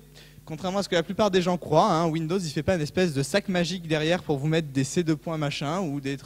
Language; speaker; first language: French; native; French